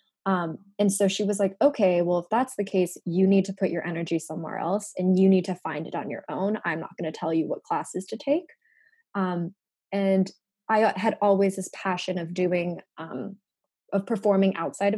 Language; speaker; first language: English; non-native, local second language; Japanese